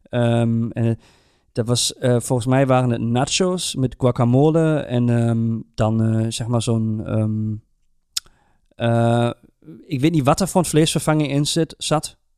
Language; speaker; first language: Dutch; non-native, fluent; German